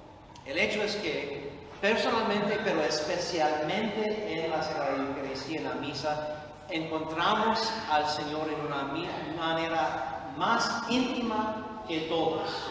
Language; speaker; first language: Spanish; non-native, fluent; English